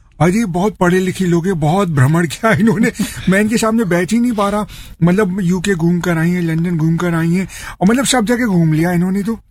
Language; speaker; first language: Hindi; native; Hindi